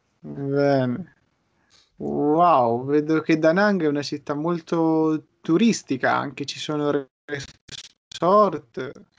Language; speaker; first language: Italian; native; Italian